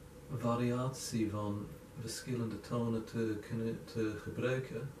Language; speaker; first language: Dutch; non-native, fluent; English